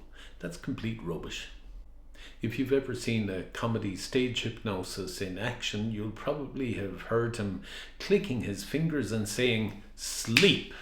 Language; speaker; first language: English; native; English